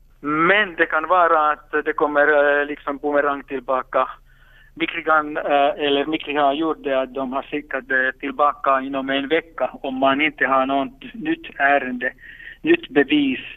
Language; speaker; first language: Swedish; non-native, local second language; Finnish